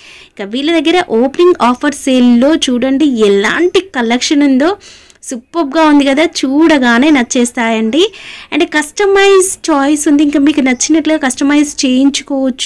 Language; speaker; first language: Telugu; native; Telugu